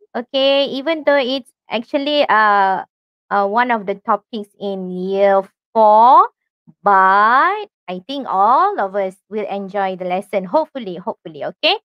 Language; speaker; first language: English; non-native, local second language; Malay